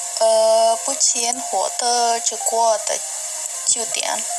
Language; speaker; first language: Chinese; non-native, learner; Indonesian